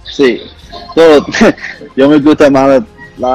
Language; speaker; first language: Spanish; early bilingual, heritage; English